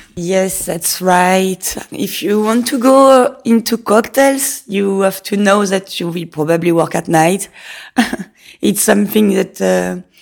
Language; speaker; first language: English; non-native, fluent; French